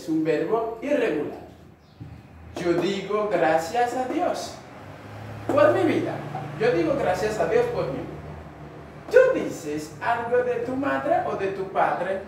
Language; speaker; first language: Spanish; non-native, fluent; Haitian Creole